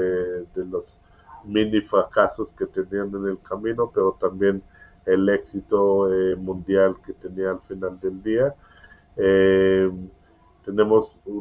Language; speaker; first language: Spanish; non-native, learner; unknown